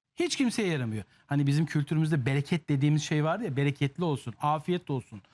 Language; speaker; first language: Turkish; native; Turkish